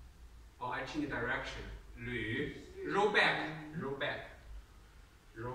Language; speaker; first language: English; non-native, learner; Chinese